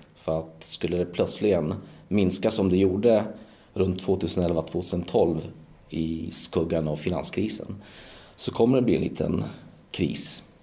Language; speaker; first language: Swedish; early bilingual, other home language; Polish